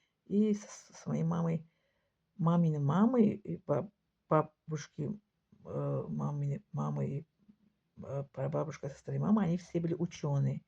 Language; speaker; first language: Russian; non-native, local second language; Tajik